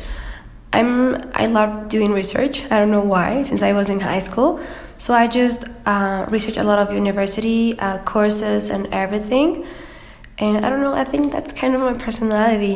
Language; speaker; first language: English; non-native, fluent; Spanish